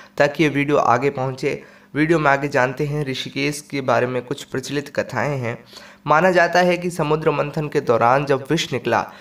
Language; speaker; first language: Hindi; native; Hindi